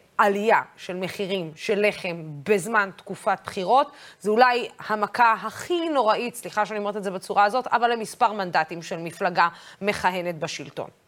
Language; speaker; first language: Hebrew; non-native, local second language; Arabic